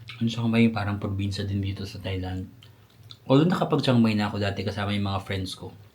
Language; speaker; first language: Filipino; native; Filipino